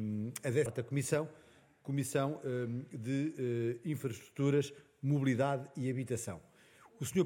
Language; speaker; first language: Portuguese; native; Portuguese